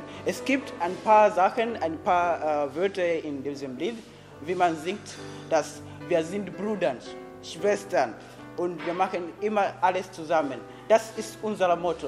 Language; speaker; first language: German; non-native, fluent; Swahili